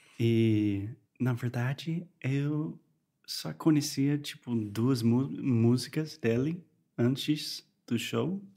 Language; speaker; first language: Portuguese; non-native, fluent; English